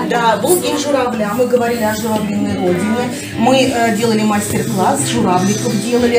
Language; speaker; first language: Russian; native; Russian